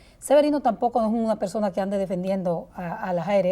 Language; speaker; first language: Spanish; native; Spanish